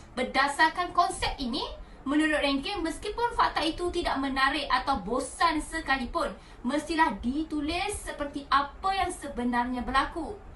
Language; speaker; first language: Malay; native; Malay